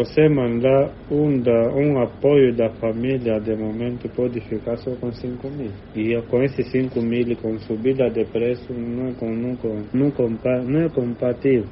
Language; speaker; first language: Portuguese; non-native, learner; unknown